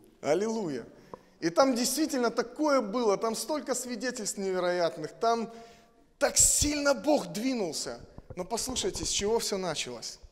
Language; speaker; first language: Russian; native; Russian